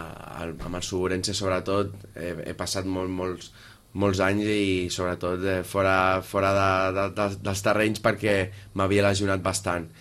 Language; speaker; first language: Catalan; native; Catalan